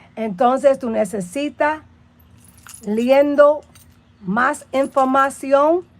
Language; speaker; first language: Spanish; non-native, learner; English